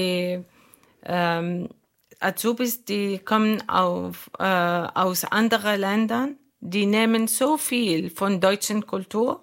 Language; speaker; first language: German; non-native, learner; Arabic